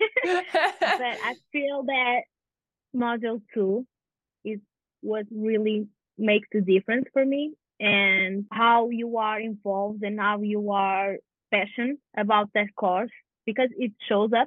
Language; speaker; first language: English; non-native, fluent; Portuguese